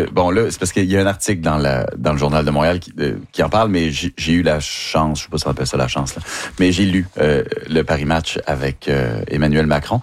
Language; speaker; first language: French; native; French